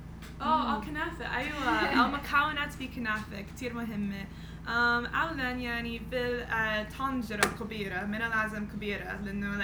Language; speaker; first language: Arabic; non-native, learner; English